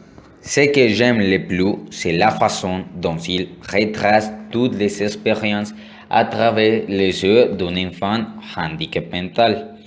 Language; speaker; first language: French; non-native, learner; Spanish